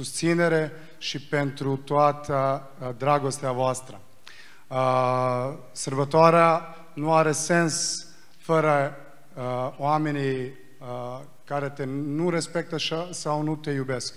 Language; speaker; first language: Romanian; non-native, fluent; Serbian